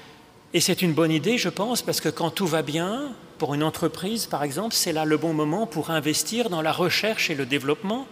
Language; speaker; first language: French; native; French